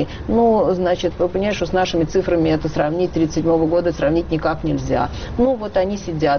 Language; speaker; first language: Russian; native; Russian